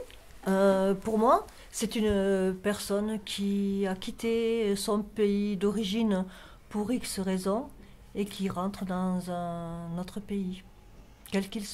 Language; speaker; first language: French; native; French